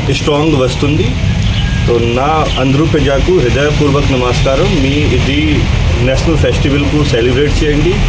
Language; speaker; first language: Telugu; non-native, learner; Hindi